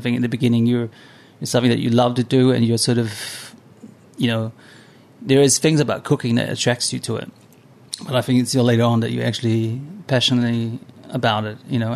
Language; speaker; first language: English; non-native, fluent; Samoan